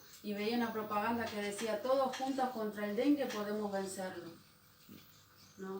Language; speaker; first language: Spanish; native; Spanish